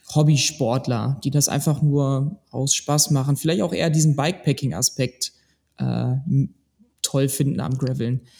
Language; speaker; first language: German; native; German